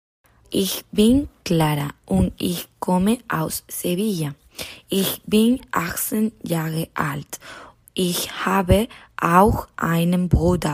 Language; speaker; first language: German; non-native, learner; Spanish